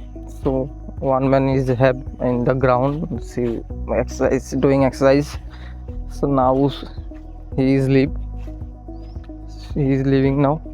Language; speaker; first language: English; non-native, learner; Hindi